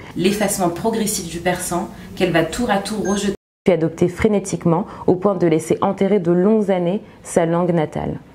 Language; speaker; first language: French; early bilingual, other home language; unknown